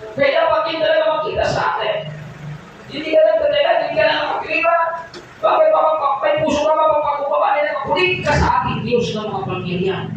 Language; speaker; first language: Filipino; non-native, local second language; Cebuano